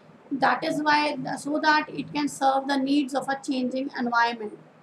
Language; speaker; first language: English; non-native, local second language; Punjabi